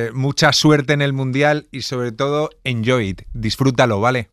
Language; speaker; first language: Spanish; native; Spanish